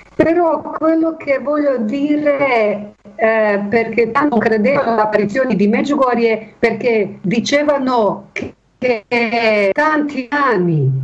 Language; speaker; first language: Italian; non-native, fluent; Bosnian